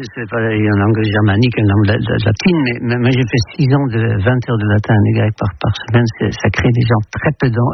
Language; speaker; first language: French; non-native, fluent; Dutch